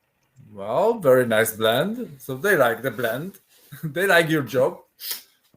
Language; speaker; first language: English; non-native, fluent; Polish